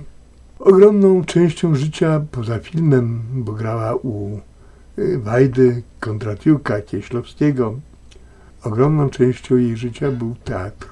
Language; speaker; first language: Polish; native; Polish